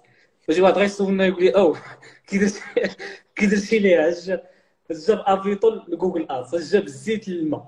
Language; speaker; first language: Arabic; native; Arabic